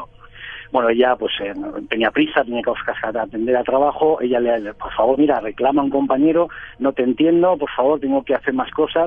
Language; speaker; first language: Spanish; native; Spanish